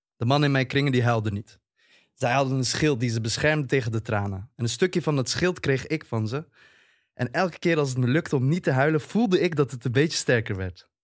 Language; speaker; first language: Dutch; early bilingual, other home language; Turkish